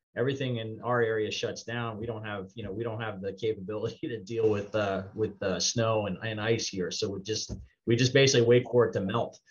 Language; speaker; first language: English; native; English